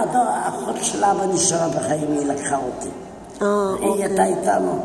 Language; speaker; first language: Hebrew; non-native, fluent; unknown